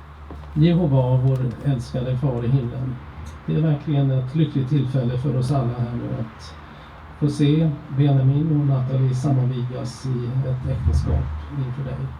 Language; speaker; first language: Swedish; native; Swedish